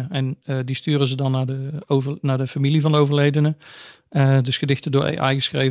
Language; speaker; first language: Dutch; native; Dutch